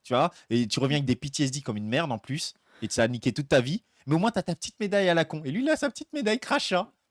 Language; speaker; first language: French; native; French